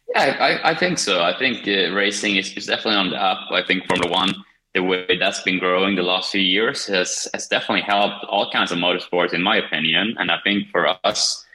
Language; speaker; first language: English; non-native, fluent; Swedish